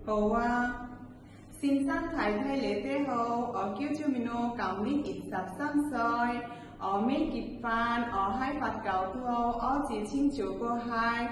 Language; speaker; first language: Cantonese; non-native, learner; Burmese